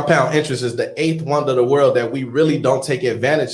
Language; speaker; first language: English; native; English